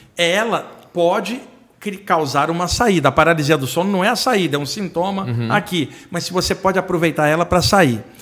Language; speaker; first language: Portuguese; native; Portuguese